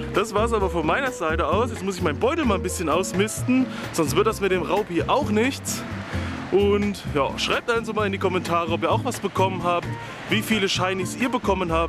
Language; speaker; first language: German; native; German